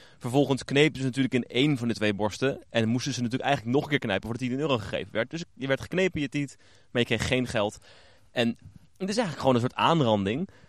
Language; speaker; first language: Dutch; native; Dutch